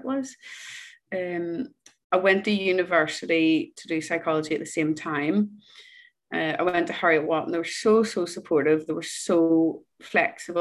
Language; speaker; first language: English; native; English